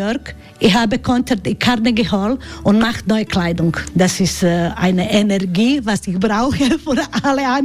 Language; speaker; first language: German; non-native, learner; Croatian